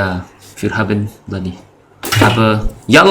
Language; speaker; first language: German; non-native, learner; Indonesian